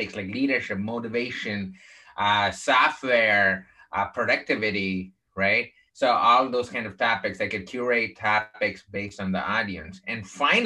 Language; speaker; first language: English; non-native, local second language; Tamil